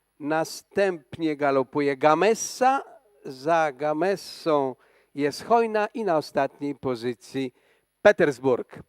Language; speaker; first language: Polish; native; Polish